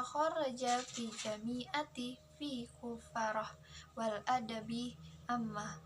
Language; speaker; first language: Arabic; non-native, learner; Indonesian